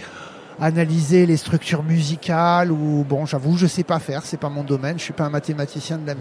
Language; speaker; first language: French; native; French